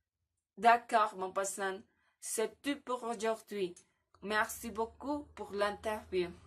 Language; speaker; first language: French; non-native, learner; Spanish